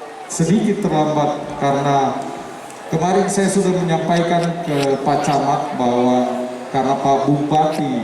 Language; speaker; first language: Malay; non-native, local second language; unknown